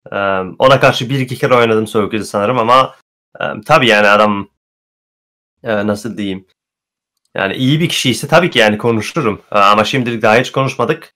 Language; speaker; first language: Turkish; early bilingual, heritage; Turkish